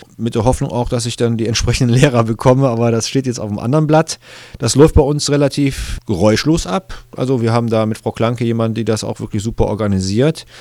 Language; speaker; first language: German; native; German